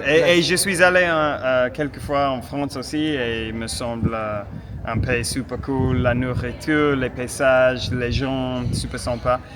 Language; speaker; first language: French; non-native, fluent; English